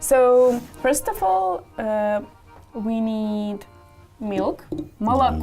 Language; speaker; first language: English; non-native, learner; Russian